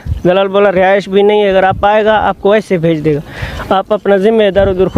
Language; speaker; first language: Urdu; non-native, local second language; Baluchi